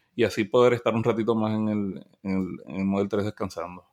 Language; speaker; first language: Spanish; native; Spanish